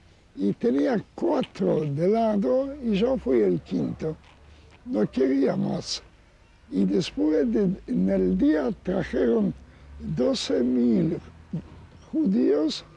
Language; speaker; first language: Spanish; non-native, learner; Yiddish